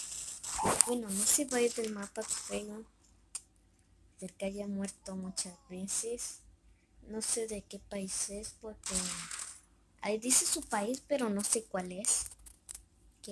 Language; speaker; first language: Spanish; native; Spanish